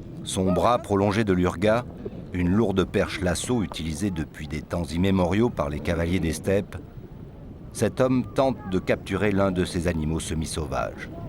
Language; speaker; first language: French; native; French